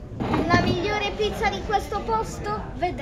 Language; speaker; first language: Italian; native; Italian